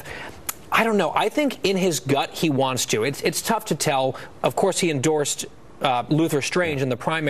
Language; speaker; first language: English; native; English